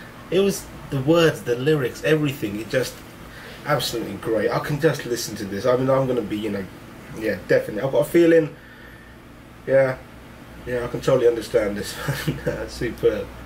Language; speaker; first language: English; early bilingual, other home language; Hindi